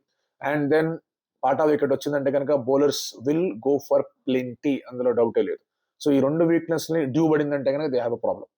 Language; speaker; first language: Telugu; native; Telugu